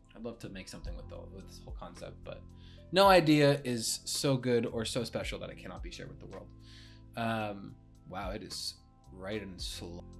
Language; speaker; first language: English; native; English